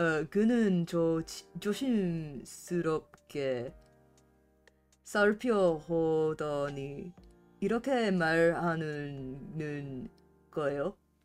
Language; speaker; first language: Korean; non-native, learner; English